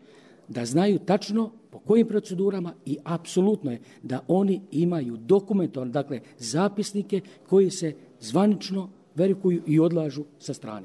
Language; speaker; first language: Croatian; native; Croatian